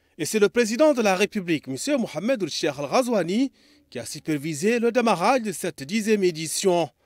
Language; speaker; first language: French; non-native, local second language; Arabic